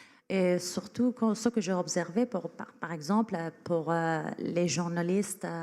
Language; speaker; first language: French; non-native, fluent; Persian